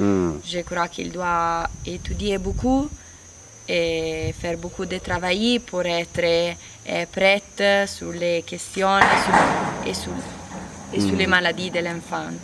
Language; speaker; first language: French; non-native, learner; Italian